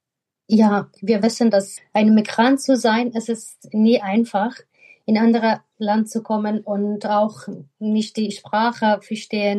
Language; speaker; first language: German; non-native, fluent; Persian